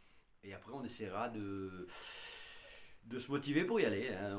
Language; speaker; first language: French; native; French